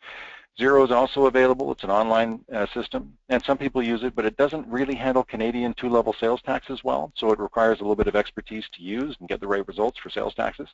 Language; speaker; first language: English; native; English